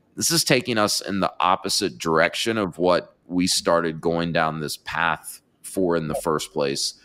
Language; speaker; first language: English; native; English